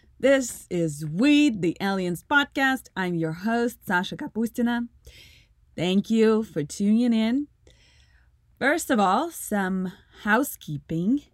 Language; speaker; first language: English; non-native, fluent; Russian